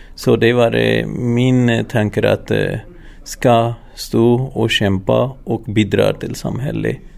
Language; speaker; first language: Swedish; non-native, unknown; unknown